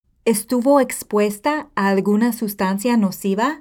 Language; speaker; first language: Spanish; non-native, fluent; English